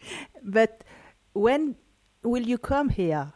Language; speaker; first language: English; non-native, learner; French